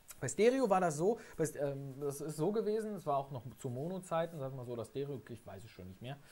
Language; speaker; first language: German; native; German